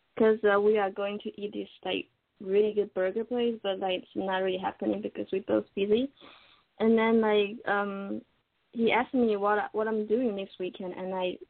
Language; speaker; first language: English; non-native, fluent; Chinese